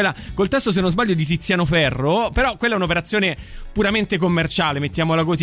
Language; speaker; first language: Italian; native; Italian